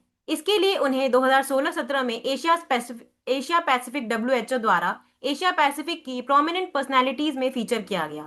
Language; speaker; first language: Hindi; native; Hindi